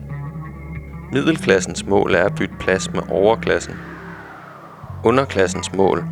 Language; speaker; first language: Danish; native; Danish